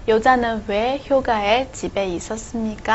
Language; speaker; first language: Korean; non-native, fluent; Chinese